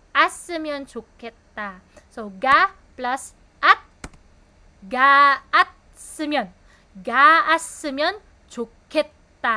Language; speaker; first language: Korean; non-native, fluent; Filipino